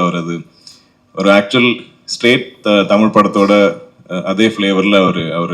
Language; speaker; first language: Tamil; non-native, local second language; Malayalam